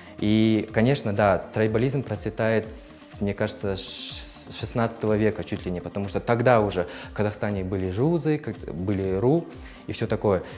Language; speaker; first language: Russian; non-native, local second language; Kazakh